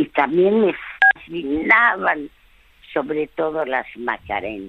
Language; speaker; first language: Spanish; non-native, fluent; French